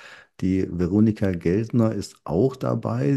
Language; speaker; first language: German; native; German